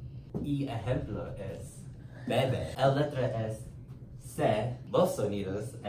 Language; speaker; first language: Spanish; non-native, learner; English